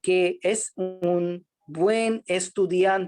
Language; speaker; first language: Spanish; non-native, learner; Hindi